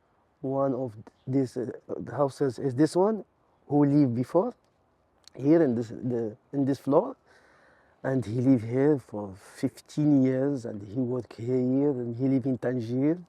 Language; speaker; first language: English; non-native, learner; Arabic